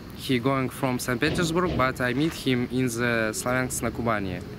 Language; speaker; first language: English; non-native, learner; Russian